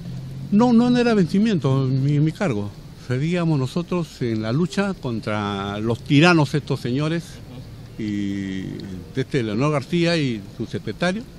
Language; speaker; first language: Spanish; native; Spanish